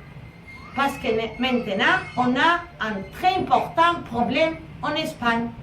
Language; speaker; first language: French; non-native, learner; Spanish